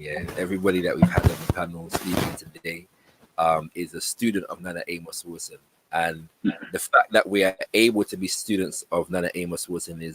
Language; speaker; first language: English; native; English